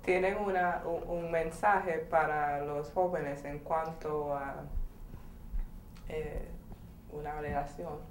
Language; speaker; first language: Spanish; non-native, fluent; English